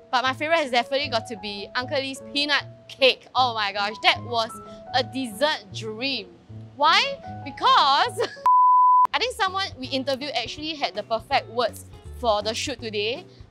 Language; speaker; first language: English; native; English